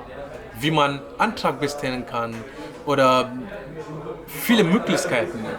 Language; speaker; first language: German; non-native, learner; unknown